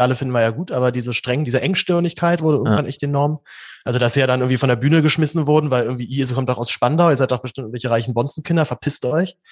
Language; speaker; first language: German; native; German